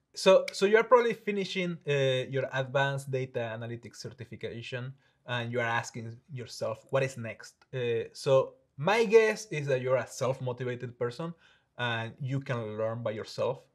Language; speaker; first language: English; non-native, fluent; Spanish